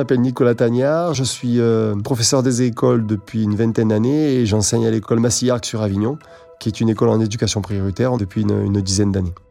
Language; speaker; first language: French; native; French